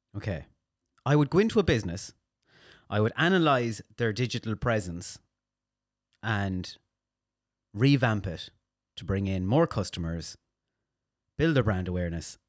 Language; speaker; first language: English; native; English